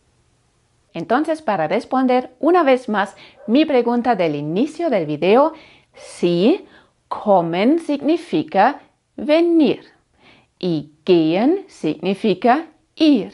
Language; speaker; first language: Spanish; non-native, fluent; German